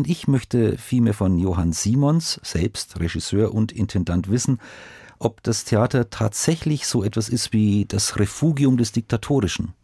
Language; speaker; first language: German; native; German